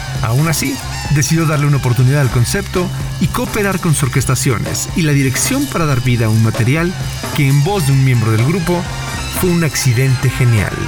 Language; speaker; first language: Spanish; native; Spanish